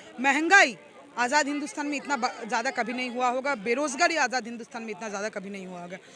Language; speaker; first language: Hindi; non-native, local second language; Bangla